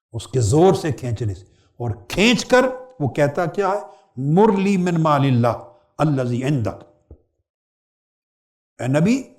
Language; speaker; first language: Urdu; native; Urdu